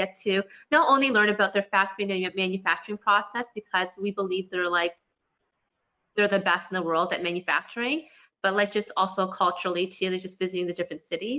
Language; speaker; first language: English; native; English